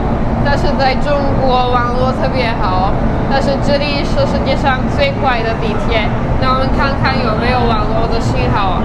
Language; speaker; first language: Chinese; non-native, fluent; Czech